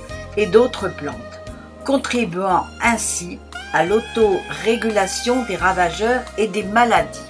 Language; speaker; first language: French; native; French